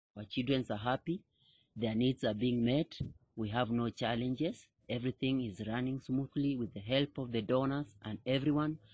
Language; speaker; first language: English; non-native, local second language; Kikuyu